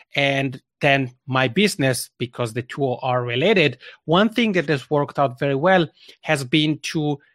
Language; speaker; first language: English; non-native, fluent; Italian